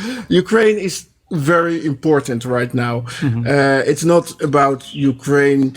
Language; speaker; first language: English; non-native, fluent; Dutch